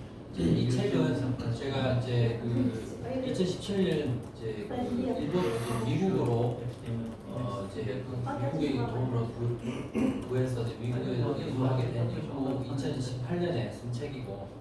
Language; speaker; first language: Korean; non-native, fluent; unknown